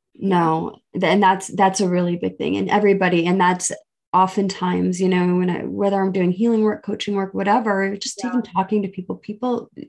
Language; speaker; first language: English; early bilingual, other home language; Filipino